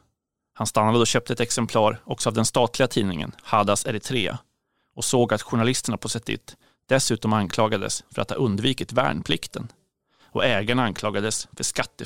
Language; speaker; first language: Swedish; native; Swedish